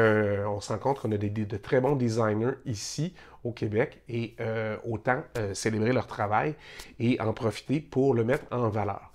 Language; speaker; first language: French; native; French